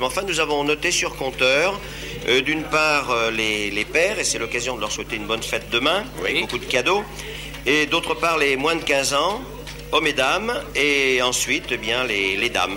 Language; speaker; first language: French; native; French